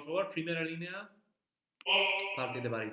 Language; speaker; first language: Spanish; non-native, fluent; English